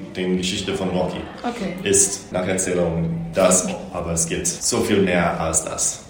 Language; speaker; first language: German; non-native, learner; English